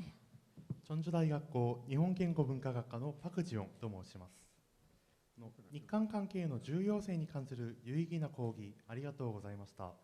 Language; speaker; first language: Japanese; non-native, fluent; Korean